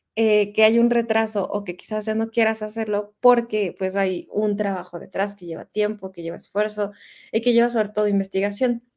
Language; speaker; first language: Spanish; native; Spanish